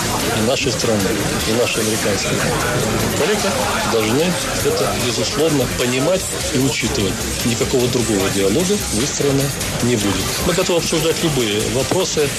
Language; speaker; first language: Russian; native; Russian